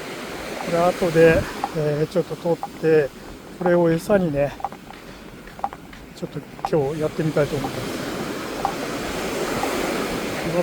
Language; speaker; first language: Japanese; native; Japanese